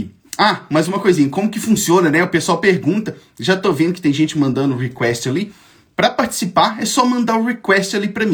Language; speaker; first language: Portuguese; native; Portuguese